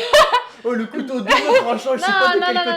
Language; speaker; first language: French; native; French